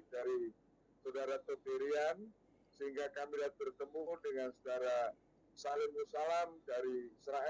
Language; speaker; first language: Indonesian; native; Indonesian